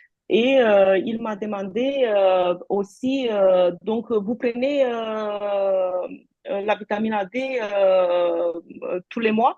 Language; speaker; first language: French; non-native, fluent; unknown